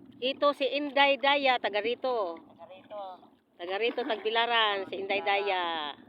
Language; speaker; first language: Filipino; non-native, local second language; Cebuano